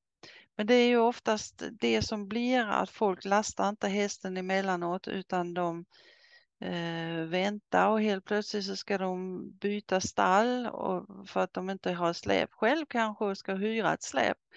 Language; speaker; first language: Swedish; native; Swedish